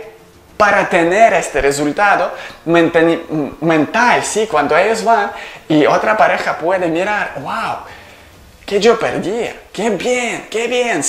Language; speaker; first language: Spanish; non-native, learner; Ukrainian